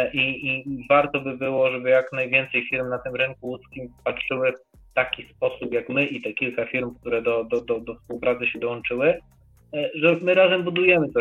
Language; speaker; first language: Polish; native; Polish